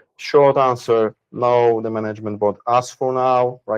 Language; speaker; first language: English; non-native, fluent; Polish